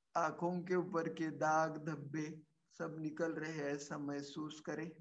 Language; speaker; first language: Hindi; non-native, local second language; Marathi